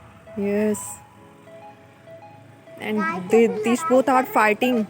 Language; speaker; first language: English; non-native, local second language; Hindi